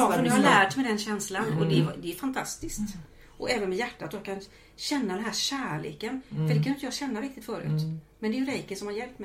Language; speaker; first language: Swedish; native; Swedish